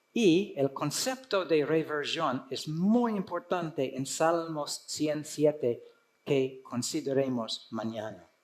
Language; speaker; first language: Spanish; non-native, fluent; English